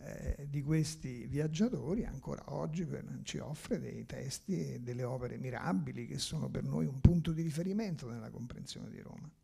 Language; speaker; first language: Italian; native; Italian